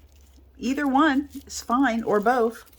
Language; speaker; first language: English; native; English